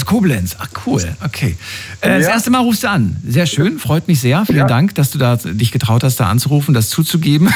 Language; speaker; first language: German; native; German